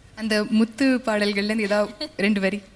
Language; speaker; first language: Tamil; native; Tamil